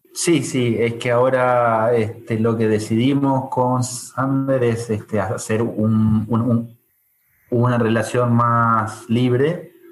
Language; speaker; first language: Spanish; native; Spanish